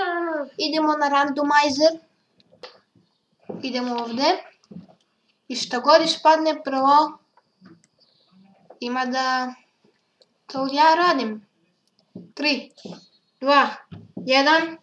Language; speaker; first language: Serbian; early bilingual, heritage; Serbian